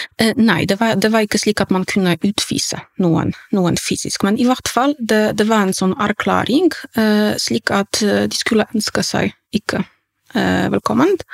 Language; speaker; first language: Norwegian; non-native, fluent; Polish